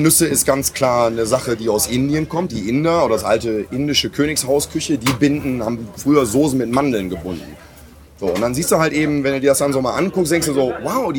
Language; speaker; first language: German; native; German